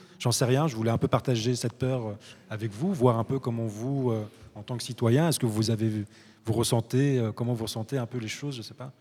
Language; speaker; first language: French; early bilingual, other home language; Arabic